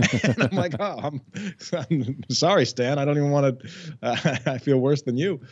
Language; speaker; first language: English; native; English